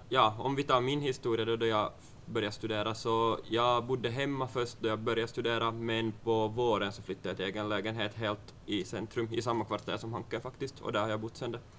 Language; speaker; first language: Swedish; native; Swedish